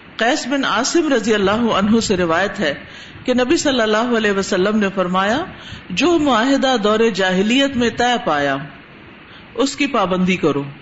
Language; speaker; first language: Urdu; non-native, local second language; Punjabi